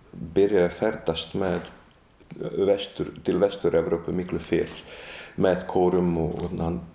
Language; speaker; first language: Icelandic; non-native, fluent; Hungarian